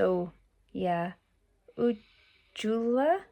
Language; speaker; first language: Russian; non-native, learner; English